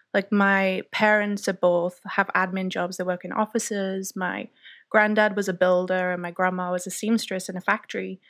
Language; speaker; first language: English; native; English